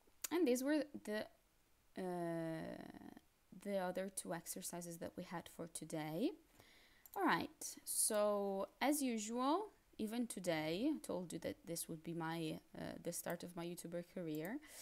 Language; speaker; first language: English; non-native, fluent; Italian